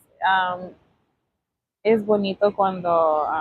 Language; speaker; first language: Spanish; non-native, learner; English